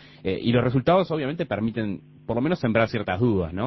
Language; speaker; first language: Spanish; native; Spanish